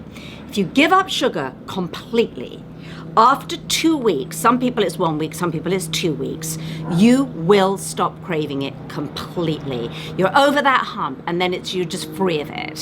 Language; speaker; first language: English; native; English